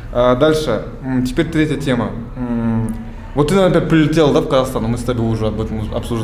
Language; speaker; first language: Russian; native; Russian